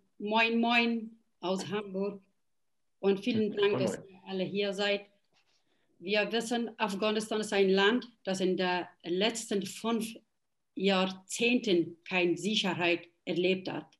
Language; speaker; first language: German; non-native, fluent; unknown